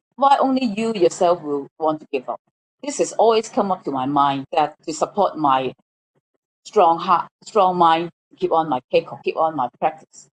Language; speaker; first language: English; non-native, local second language; Cantonese